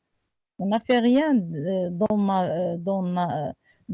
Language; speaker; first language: French; non-native, learner; Arabic